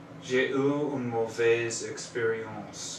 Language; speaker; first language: French; non-native, learner; English